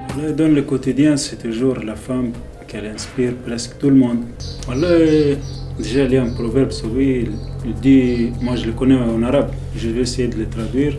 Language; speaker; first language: French; non-native, local second language; Arabic